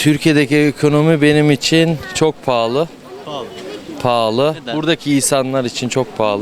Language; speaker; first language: Turkish; early bilingual, other home language; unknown